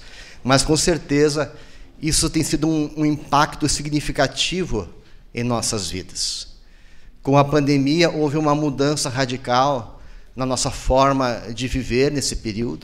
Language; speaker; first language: Portuguese; native; Portuguese